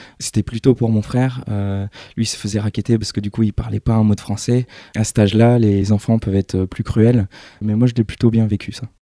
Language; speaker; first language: French; early bilingual, other home language; English